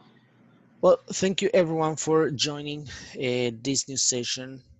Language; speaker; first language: English; non-native, fluent; Spanish